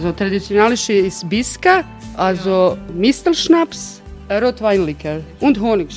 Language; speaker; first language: German; non-native, learner; Croatian